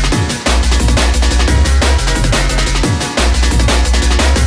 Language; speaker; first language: English; native; English